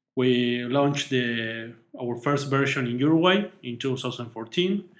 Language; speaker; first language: English; non-native, fluent; Spanish